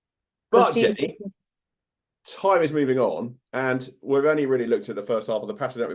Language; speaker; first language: English; native; English